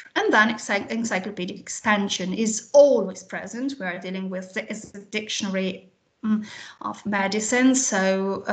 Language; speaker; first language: English; non-native, fluent; Italian